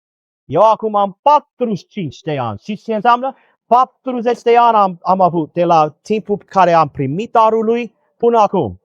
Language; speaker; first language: Romanian; non-native, learner; English